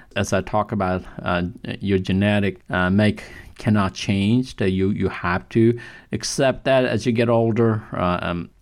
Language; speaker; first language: English; non-native, local second language; Nepali